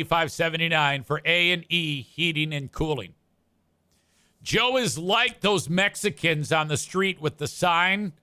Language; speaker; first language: English; native; English